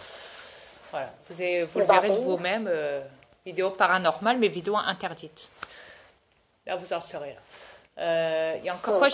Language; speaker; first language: French; native; French